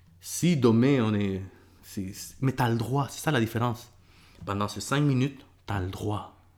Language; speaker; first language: French; early bilingual, other home language; Spanish